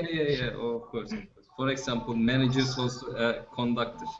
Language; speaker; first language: English; non-native, fluent; Turkish